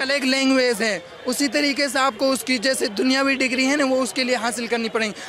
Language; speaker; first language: Hindi; native; Hindi